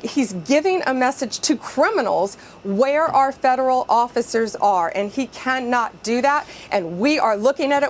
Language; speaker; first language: English; native; English